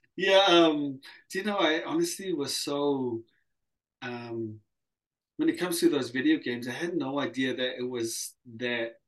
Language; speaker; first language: English; early bilingual, other home language; Samoan